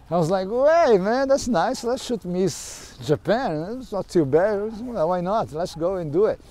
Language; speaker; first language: English; non-native, fluent; Portuguese